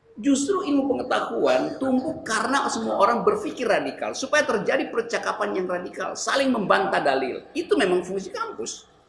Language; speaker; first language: Indonesian; native; Indonesian